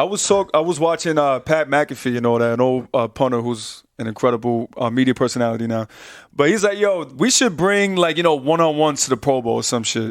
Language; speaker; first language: English; native; English